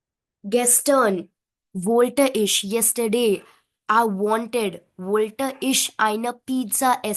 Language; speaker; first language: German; non-native, fluent; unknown